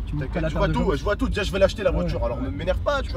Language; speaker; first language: French; native; French